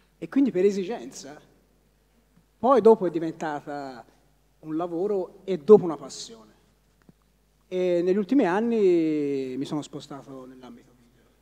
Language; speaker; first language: Italian; native; Italian